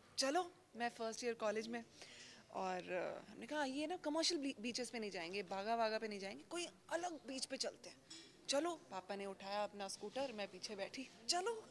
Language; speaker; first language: Hindi; native; Hindi